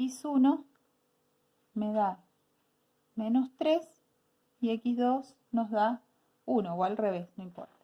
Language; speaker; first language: Spanish; native; Spanish